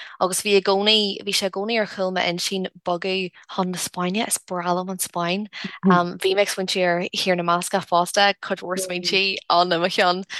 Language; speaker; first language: Irish; non-native, local second language; English